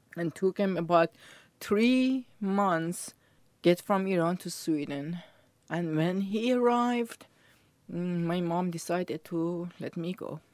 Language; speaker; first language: English; non-native, learner; Persian